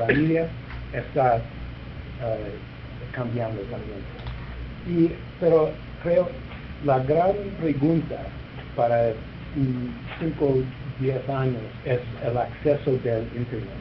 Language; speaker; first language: Spanish; non-native, learner; English